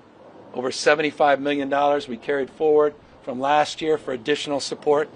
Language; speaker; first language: English; native; English